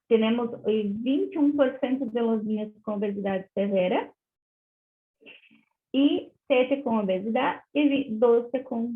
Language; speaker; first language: Spanish; non-native, learner; Portuguese